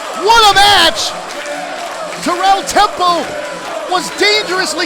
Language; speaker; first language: English; native; English